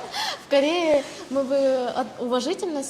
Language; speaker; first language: Russian; native; Russian